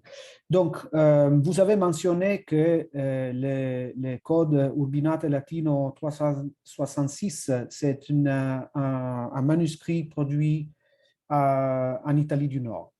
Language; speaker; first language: French; non-native, fluent; Italian